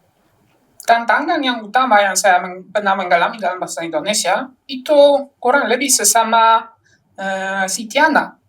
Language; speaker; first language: Indonesian; non-native, fluent; Polish